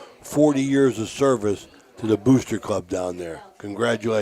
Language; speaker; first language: English; native; English